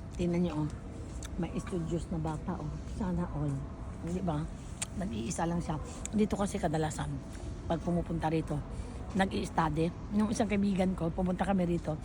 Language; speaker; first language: Filipino; native; Filipino